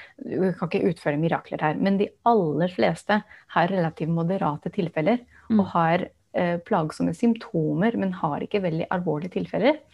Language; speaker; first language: Norwegian; non-native, fluent; English